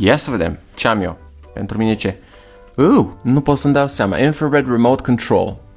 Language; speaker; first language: Romanian; native; Romanian